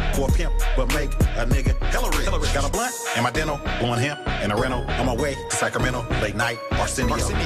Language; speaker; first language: English; native; English